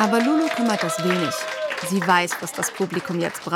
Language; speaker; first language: German; native; German